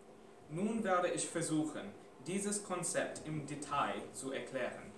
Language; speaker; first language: German; non-native, fluent; English